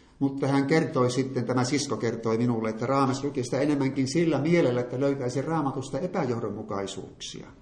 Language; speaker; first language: Finnish; native; Finnish